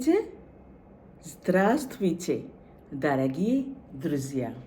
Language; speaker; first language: Russian; non-native, fluent; Bangla